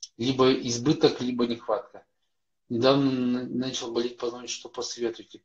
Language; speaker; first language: Russian; native; Russian